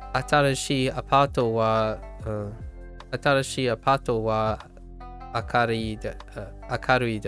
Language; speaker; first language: Japanese; non-native, learner; English